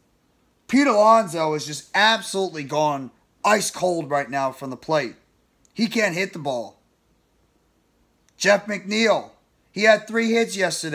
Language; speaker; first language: English; native; English